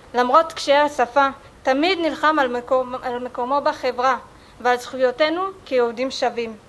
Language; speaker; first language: Hebrew; early bilingual, other home language; Amharic